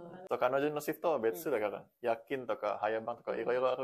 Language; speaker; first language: Japanese; non-native, fluent; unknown